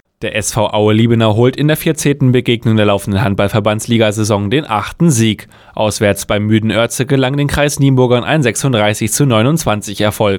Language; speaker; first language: German; native; German